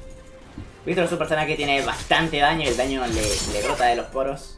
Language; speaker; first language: Spanish; native; Spanish